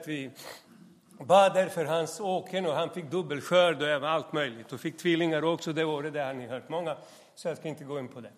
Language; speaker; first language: Swedish; non-native, fluent; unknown